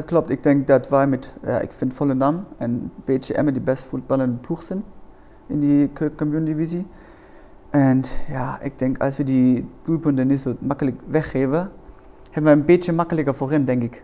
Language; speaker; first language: Dutch; non-native, learner; German